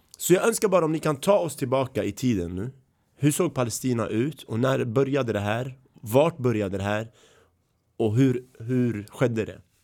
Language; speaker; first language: Swedish; early bilingual, other home language; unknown